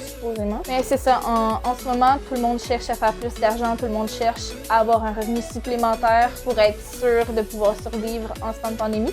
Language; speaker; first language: French; native; French